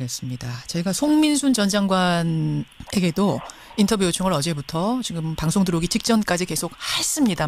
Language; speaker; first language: Korean; native; Korean